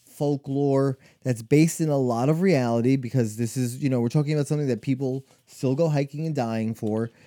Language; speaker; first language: English; native; English